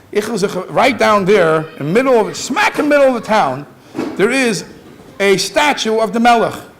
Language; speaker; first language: English; native; English